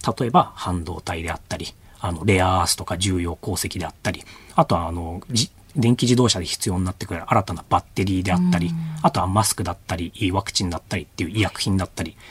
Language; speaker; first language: Japanese; native; Japanese